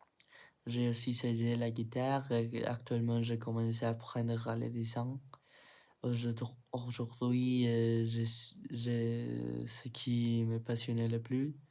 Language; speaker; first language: French; non-native, learner; Spanish